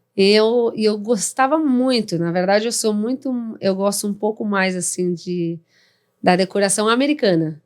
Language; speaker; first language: Portuguese; native; Portuguese